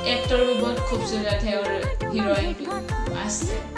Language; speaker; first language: Hindi; non-native, local second language; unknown